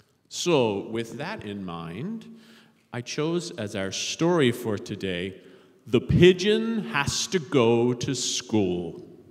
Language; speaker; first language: English; native; English